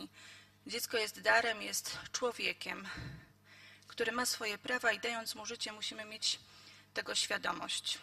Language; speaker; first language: Polish; native; Polish